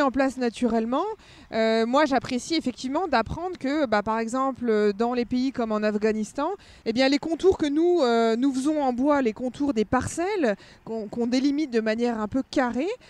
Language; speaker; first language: French; native; French